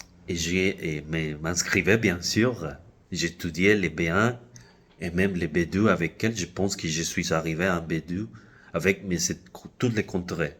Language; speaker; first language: French; non-native, fluent; Spanish